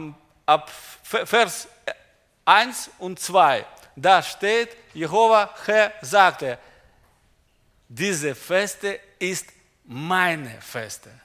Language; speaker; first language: German; non-native, learner; Russian